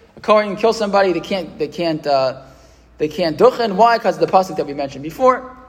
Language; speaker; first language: English; native; English